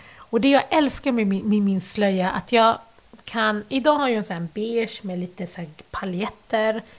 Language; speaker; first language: Swedish; early bilingual, other home language; Arabic